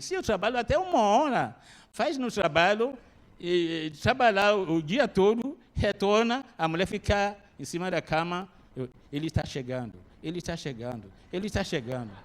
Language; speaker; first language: Portuguese; non-native, learner; Arabic